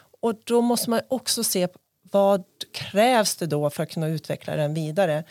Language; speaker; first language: Swedish; native; Swedish